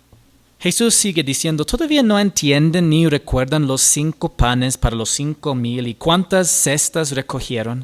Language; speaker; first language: Spanish; non-native, fluent; English